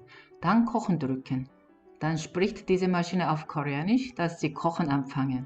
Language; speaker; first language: German; non-native, learner; Korean